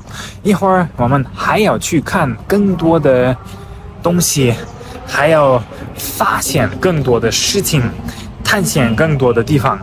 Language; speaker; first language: Chinese; non-native, fluent; German